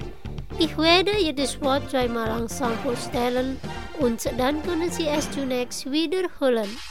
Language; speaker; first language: German; non-native, fluent; Indonesian